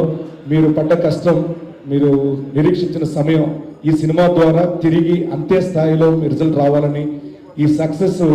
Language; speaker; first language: Telugu; native; Telugu